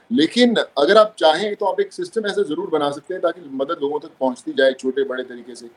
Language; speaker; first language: Hindi; non-native, local second language; Punjabi